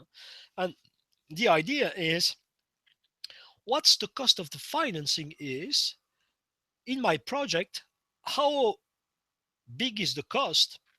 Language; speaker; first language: English; non-native, fluent; French